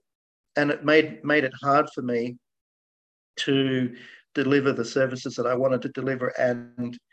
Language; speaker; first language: English; native; English